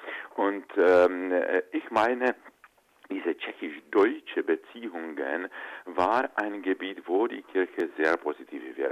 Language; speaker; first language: German; non-native, fluent; Czech